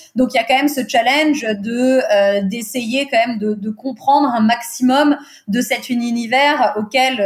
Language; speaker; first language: French; early bilingual, other home language; Portuguese